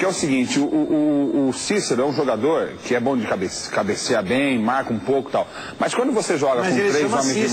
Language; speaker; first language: Portuguese; native; Portuguese